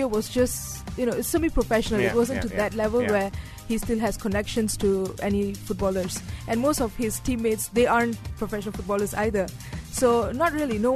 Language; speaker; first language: English; non-native, local second language; Tamil